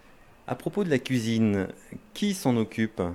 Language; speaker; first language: French; native; French